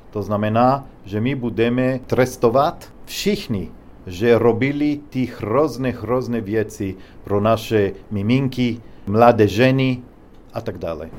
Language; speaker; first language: Czech; non-native, learner; Hebrew